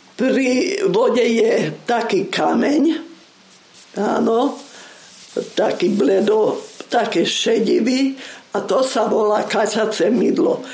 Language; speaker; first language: Slovak; non-native, local second language; Rusyn